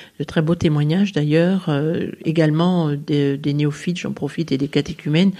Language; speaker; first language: French; native; French